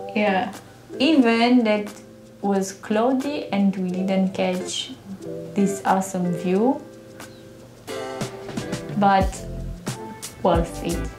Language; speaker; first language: English; non-native, learner; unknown